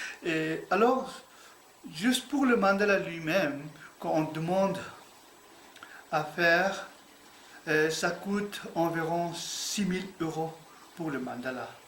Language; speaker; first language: French; non-native, learner; Tibetan